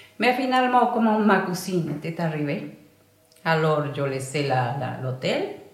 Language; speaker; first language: French; non-native, learner; Spanish